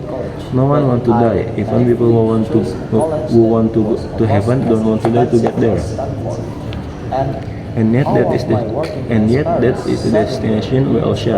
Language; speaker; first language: English; non-native, learner; Indonesian